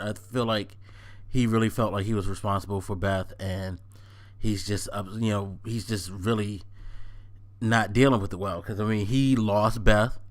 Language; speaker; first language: English; native; English